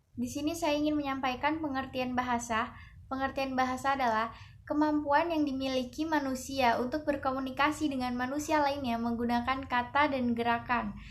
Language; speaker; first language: Indonesian; native; Indonesian